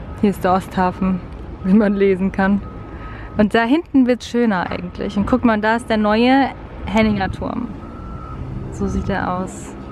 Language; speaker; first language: German; native; German